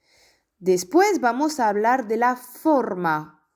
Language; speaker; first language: Spanish; non-native, fluent; French